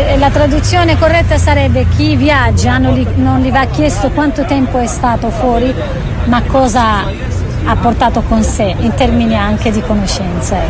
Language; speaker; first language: Italian; non-native, fluent; Arabic